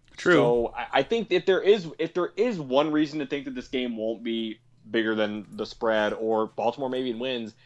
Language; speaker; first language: English; native; English